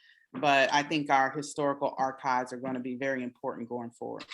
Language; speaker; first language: English; native; English